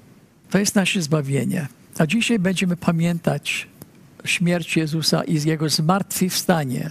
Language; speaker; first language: Polish; early bilingual, heritage; Polish